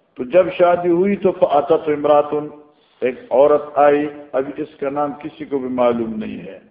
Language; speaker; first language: Urdu; non-native, local second language; Northern Hindko